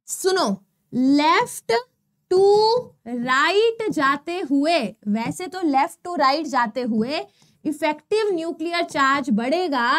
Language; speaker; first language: Hindi; non-native, local second language; Gujarati